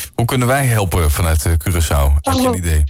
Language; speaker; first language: Dutch; non-native, local second language; Papiamento